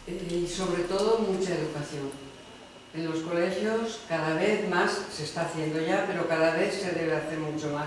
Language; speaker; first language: Spanish; non-native, fluent; French